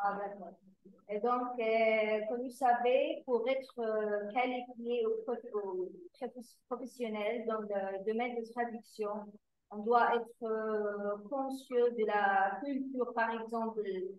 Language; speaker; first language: French; non-native, fluent; Arabic